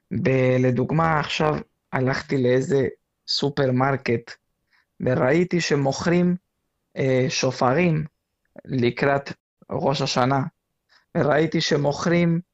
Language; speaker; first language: Hebrew; non-native, fluent; Spanish